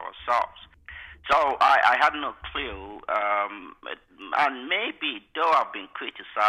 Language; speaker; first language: English; non-native, local second language; Igbo